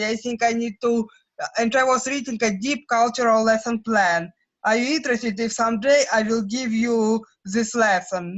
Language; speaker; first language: English; non-native, fluent; Russian